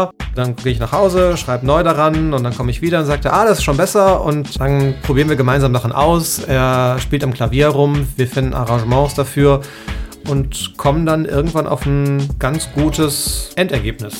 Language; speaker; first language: German; native; German